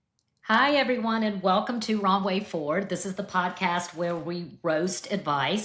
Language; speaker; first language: English; native; English